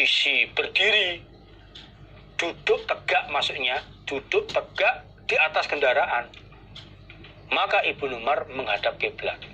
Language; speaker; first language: Indonesian; non-native, local second language; Javanese